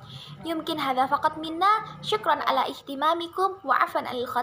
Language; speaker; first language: Arabic; non-native, learner; Indonesian